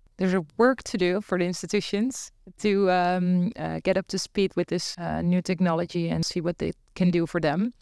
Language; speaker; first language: English; non-native, fluent; Dutch